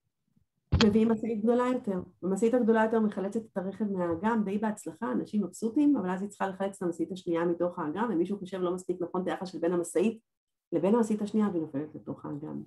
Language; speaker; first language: Hebrew; native; Hebrew